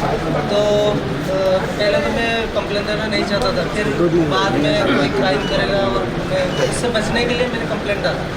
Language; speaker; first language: Hindi; non-native, local second language; Odia